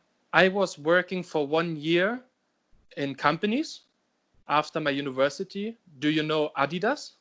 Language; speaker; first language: English; non-native, fluent; German